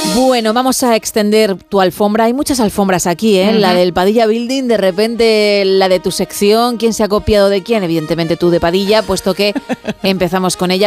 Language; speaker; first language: Spanish; native; Spanish